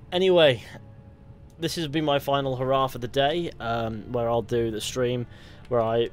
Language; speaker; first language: English; native; English